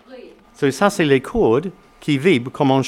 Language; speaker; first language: French; non-native, learner; English